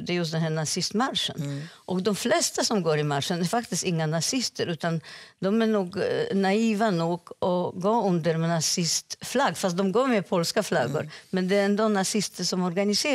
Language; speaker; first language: Swedish; non-native, fluent; Polish